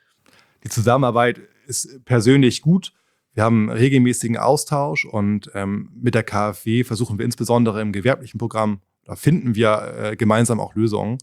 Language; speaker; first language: German; native; German